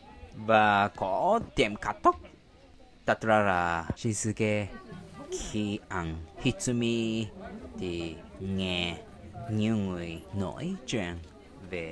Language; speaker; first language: Vietnamese; non-native, learner; Japanese